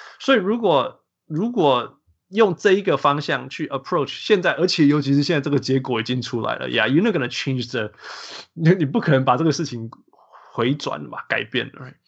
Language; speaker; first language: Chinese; early bilingual, heritage; Chinese